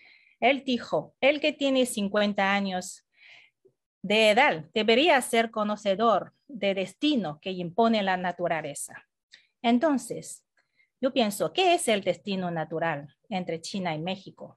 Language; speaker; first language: Spanish; non-native, fluent; Chinese